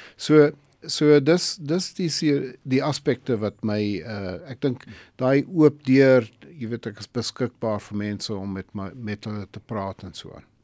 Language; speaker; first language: Afrikaans; non-native, local second language; English